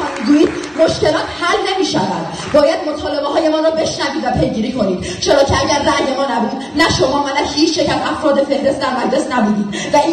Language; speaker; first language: Persian; non-native, local second language; Kurdish